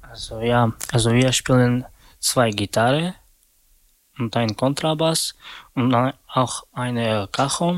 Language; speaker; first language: German; non-native, learner; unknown